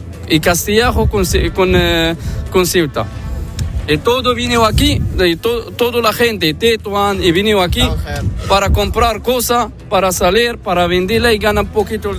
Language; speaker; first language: Spanish; non-native, learner; Arabic